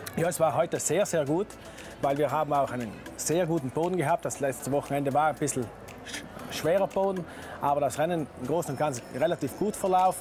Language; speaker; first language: German; native; German